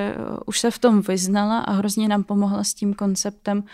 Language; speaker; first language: Czech; non-native, fluent; Russian